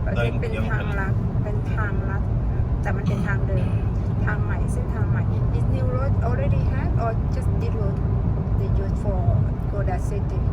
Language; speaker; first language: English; non-native, learner; Thai